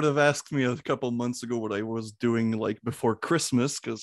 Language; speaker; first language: English; non-native, fluent; French